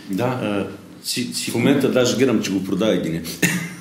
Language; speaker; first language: Bulgarian; native; Bulgarian